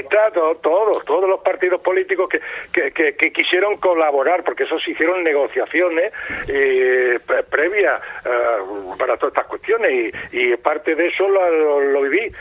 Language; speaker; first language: Spanish; native; Spanish